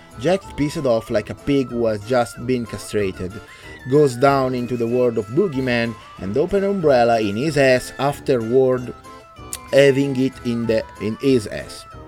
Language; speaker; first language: English; non-native, learner; Italian